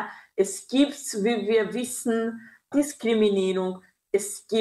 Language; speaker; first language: German; non-native, fluent; Kinyarwanda